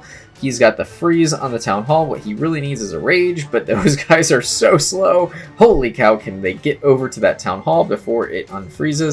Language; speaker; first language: English; native; English